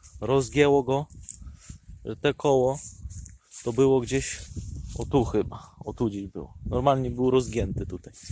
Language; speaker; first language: Polish; native; Polish